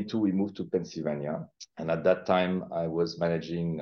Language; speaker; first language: English; non-native, fluent; French